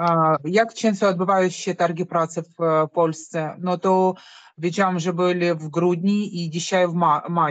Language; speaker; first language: Polish; non-native, learner; Ukrainian